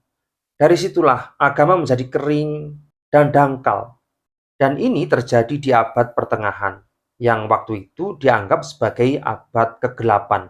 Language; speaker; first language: Indonesian; native; Indonesian